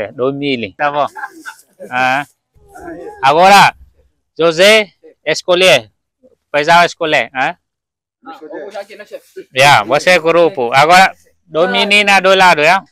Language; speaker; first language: Portuguese; non-native, learner; Vietnamese